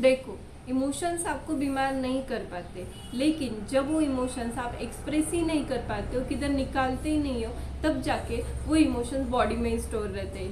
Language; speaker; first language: Hindi; non-native, local second language; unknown